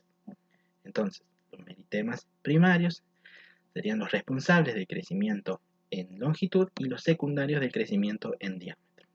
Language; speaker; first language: Spanish; native; Spanish